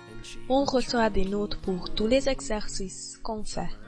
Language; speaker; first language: French; non-native, learner; Hungarian